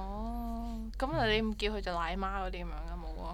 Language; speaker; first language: Chinese; native; Chinese